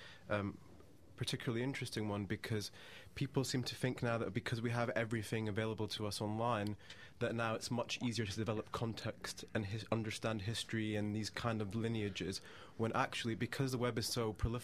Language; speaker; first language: English; native; English